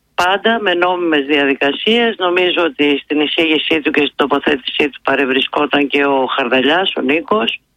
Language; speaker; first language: Greek; native; Greek